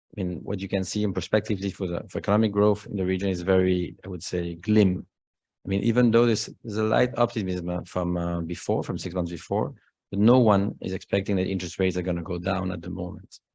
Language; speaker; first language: English; non-native, fluent; Spanish